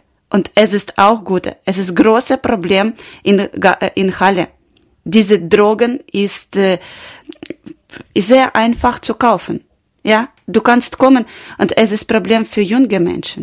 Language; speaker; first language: German; non-native, learner; Ukrainian